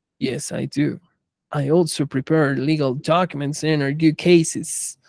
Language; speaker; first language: English; non-native, fluent; Spanish